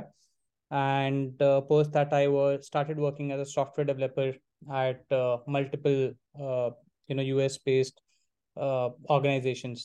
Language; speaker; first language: English; non-native, local second language; Hindi